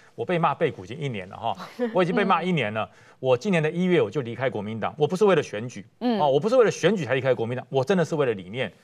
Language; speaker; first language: Chinese; native; Chinese